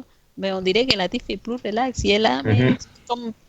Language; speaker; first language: French; non-native, fluent; Spanish